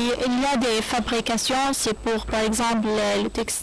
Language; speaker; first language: French; non-native, learner; Arabic